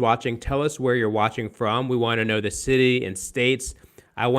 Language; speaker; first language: English; native; English